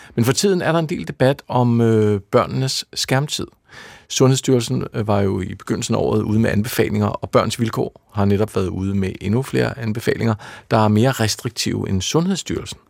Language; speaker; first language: Danish; native; Danish